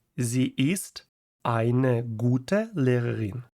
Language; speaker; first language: German; non-native, fluent; Ukrainian